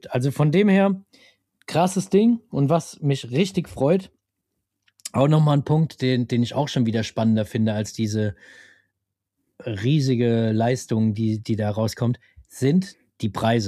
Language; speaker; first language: German; native; German